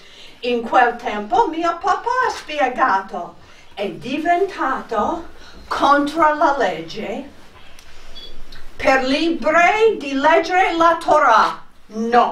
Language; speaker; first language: Italian; non-native, fluent; English